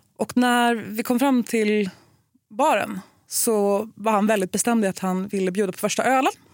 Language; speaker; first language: Swedish; native; Swedish